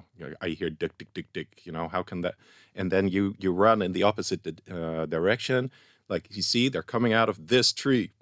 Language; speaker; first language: English; non-native, fluent; Dutch